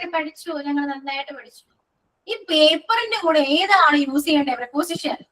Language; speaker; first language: Malayalam; native; Malayalam